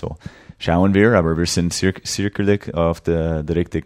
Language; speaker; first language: German; early bilingual, heritage; English